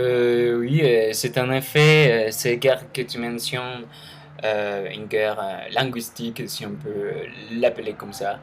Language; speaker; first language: French; non-native, learner; Spanish